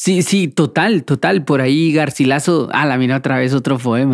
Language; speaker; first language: Spanish; native; Spanish